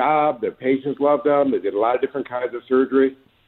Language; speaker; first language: English; native; English